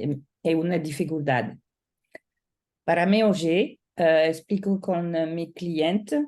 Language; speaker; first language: Portuguese; non-native, learner; Italian